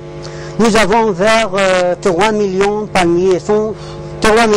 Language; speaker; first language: French; non-native, learner; Arabic